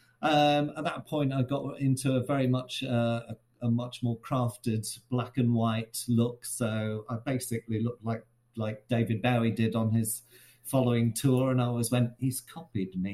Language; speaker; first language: English; native; English